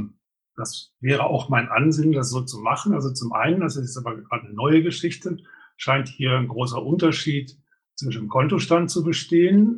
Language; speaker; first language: German; native; German